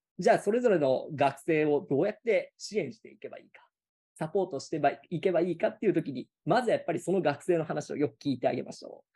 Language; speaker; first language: Japanese; native; Japanese